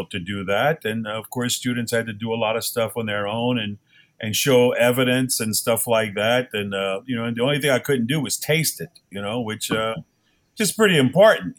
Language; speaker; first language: English; native; English